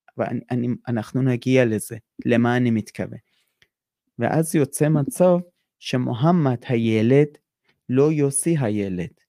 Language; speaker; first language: Hebrew; non-native, fluent; Persian